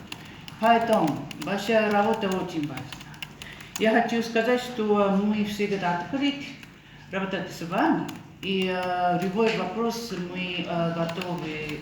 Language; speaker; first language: Russian; non-native, learner; Japanese